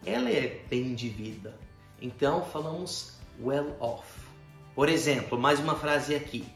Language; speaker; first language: Portuguese; non-native, fluent; English